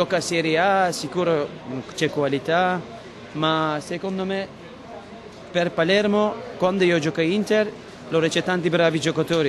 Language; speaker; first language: Italian; non-native, learner; Turkish